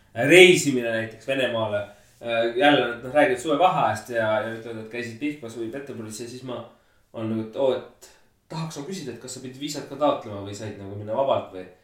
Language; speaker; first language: Estonian; native; Estonian